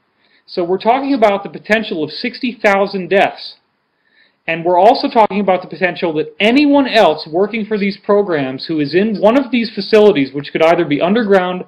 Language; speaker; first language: English; native; English